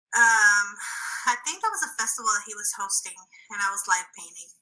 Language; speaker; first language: English; early bilingual, other home language; Spanish